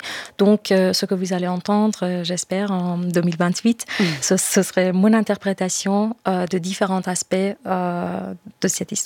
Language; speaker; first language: French; non-native, fluent; Persian